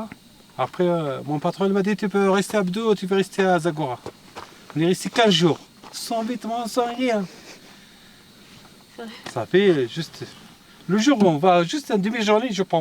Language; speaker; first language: French; non-native, learner; Arabic